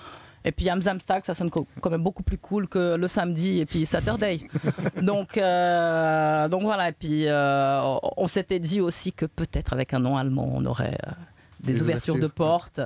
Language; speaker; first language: French; native; French